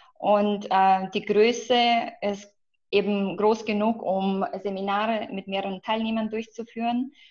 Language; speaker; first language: German; non-native, fluent; Russian